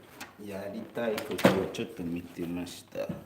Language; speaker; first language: Japanese; non-native, learner; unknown